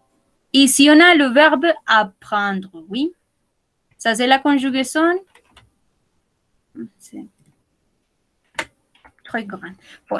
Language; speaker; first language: French; non-native, learner; Spanish